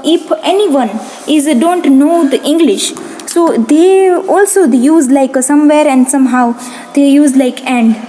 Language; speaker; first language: English; non-native, local second language; Gujarati